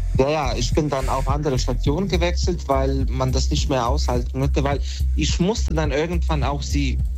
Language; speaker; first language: German; non-native, fluent; Bosnian